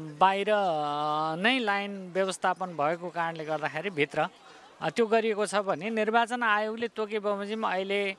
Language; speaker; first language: Nepali; native; Nepali